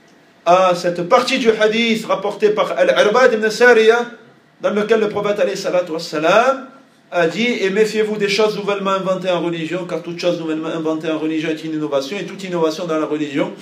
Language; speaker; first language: French; native; French